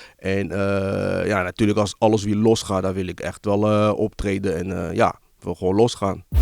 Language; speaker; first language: Dutch; early bilingual, other home language; Lingala